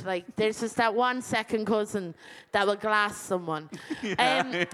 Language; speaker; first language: English; native; English